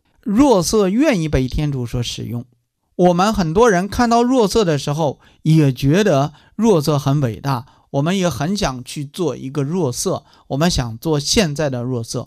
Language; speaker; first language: Chinese; native; Chinese